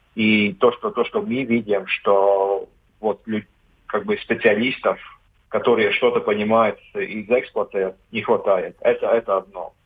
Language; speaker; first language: Russian; non-native, local second language; Latvian